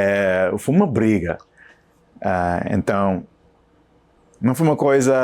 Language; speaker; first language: Portuguese; non-native, learner; English